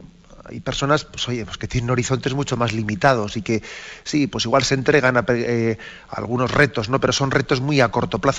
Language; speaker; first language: Spanish; native; Spanish